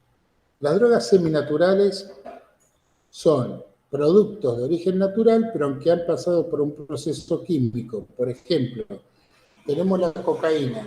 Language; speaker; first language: Spanish; native; Spanish